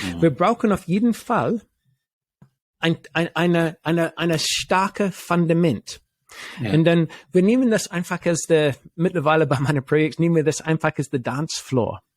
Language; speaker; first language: German; non-native, fluent; English